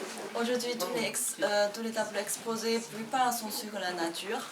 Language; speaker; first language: French; non-native, fluent; Chinese